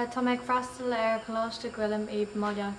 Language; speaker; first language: Irish; non-native, local second language; English